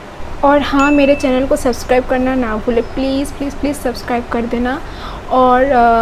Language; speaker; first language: Hindi; non-native, local second language; Bangla